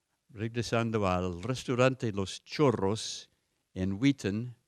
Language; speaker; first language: Spanish; non-native, fluent; English